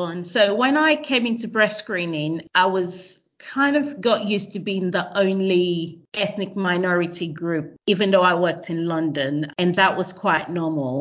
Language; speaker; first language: English; non-native, local second language; Yoruba